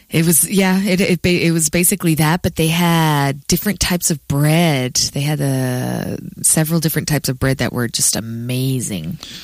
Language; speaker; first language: English; native; English